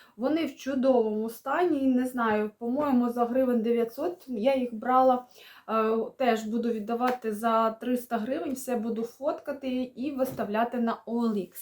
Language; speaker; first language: Ukrainian; non-native, local second language; Russian